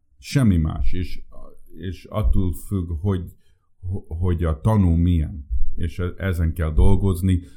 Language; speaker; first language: Hungarian; early bilingual, heritage; Hungarian